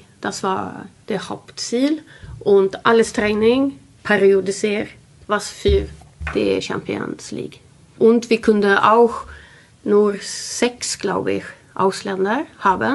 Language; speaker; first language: German; non-native, learner; Swedish